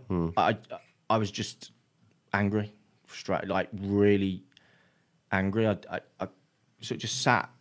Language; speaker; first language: English; native; English